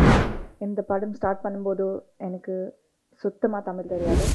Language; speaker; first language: Tamil; non-native, learner; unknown